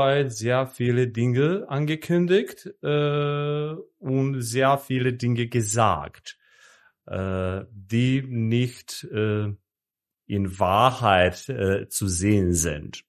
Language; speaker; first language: German; non-native, fluent; Serbian